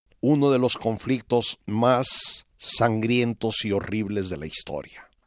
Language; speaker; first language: Spanish; native; Spanish